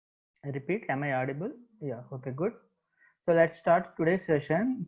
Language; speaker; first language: English; non-native, local second language; Telugu